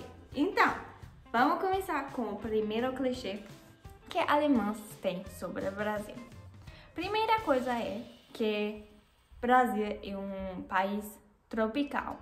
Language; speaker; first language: Portuguese; non-native, learner; German